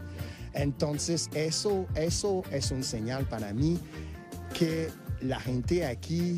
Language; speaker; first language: Spanish; non-native, fluent; French